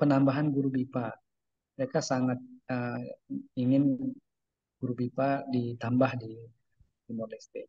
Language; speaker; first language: Indonesian; native; Indonesian